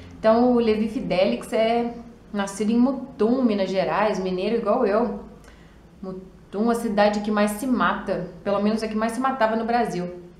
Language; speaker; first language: Portuguese; native; Portuguese